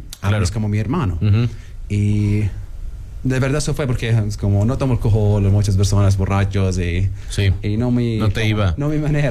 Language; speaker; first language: Spanish; non-native, learner; Arabic